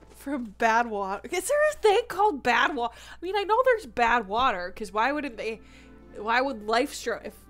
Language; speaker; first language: English; native; English